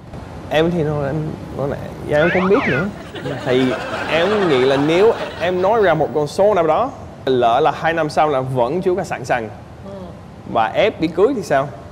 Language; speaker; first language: Vietnamese; non-native, fluent; English